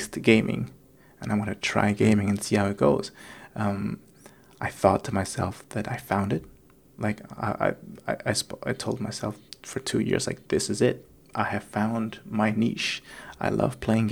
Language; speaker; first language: English; non-native, fluent; Indonesian